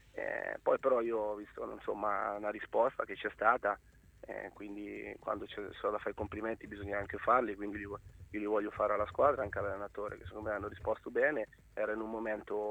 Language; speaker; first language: Italian; native; Italian